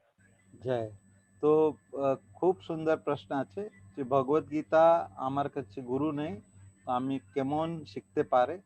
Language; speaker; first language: Bangla; non-native, learner; Hindi